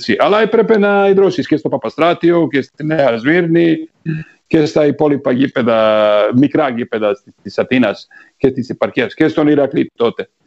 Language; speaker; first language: Greek; non-native, fluent; Serbian